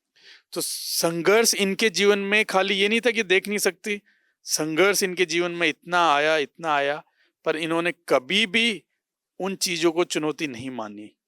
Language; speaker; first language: Hindi; native; Hindi